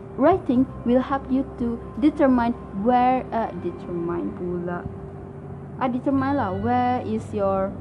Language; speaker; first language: English; non-native, local second language; Malay